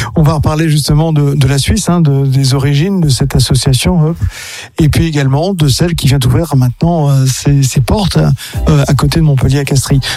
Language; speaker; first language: French; native; French